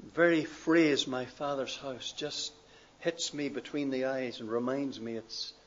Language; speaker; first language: English; native; English